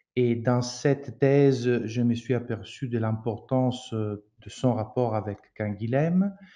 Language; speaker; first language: French; non-native, fluent; Italian